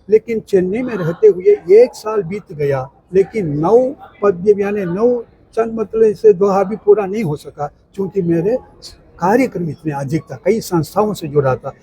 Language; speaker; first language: Hindi; non-native, local second language; Tamil